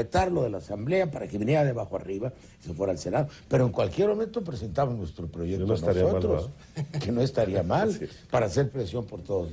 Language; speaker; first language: Spanish; native; Spanish